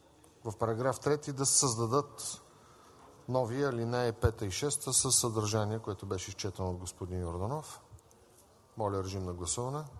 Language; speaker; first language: Bulgarian; native; Bulgarian